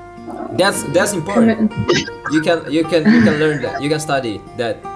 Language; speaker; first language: English; non-native, learner; Indonesian